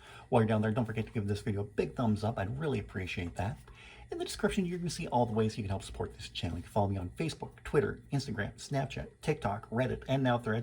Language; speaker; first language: English; native; English